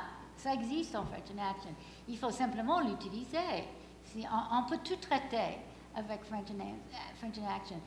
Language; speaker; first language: French; non-native, fluent; English